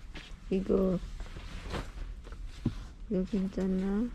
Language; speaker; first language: Korean; non-native, learner; Filipino